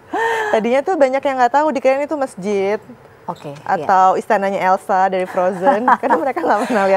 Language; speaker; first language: Indonesian; native; Indonesian